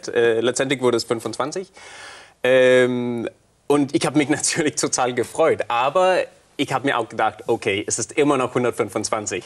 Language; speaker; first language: German; non-native, fluent; Danish